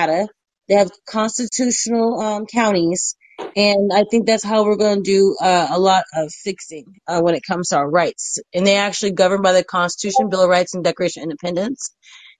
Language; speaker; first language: English; native; English